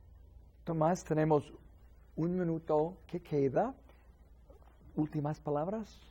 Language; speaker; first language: Spanish; non-native, fluent; English